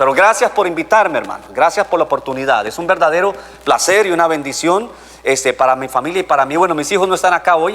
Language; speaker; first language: Spanish; native; Spanish